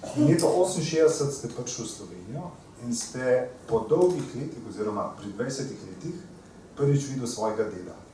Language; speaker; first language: Slovenian; native; Slovenian